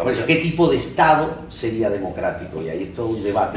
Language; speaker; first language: Spanish; native; Spanish